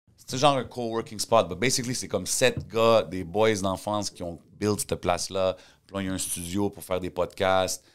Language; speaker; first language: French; early bilingual, heritage; French